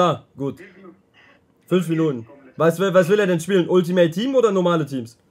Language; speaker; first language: German; native; German